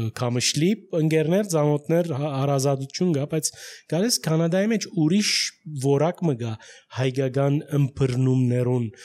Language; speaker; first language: Armenian; early bilingual, heritage; Armenian